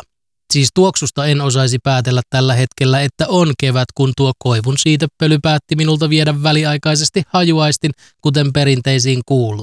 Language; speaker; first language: Finnish; native; Finnish